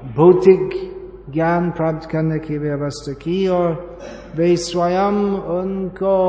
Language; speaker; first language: Hindi; non-native, fluent; English